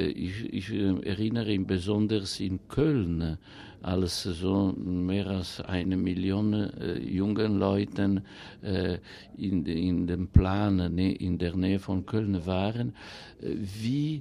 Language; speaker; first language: German; non-native, fluent; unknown